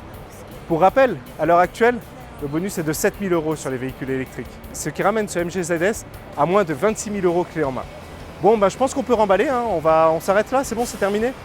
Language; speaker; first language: French; native; French